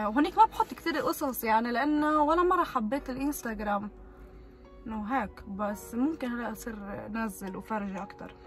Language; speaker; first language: Arabic; early bilingual, heritage; Arabic